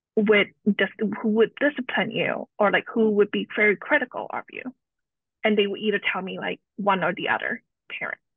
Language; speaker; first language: English; native; English